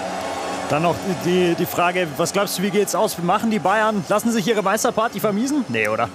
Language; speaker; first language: German; native; German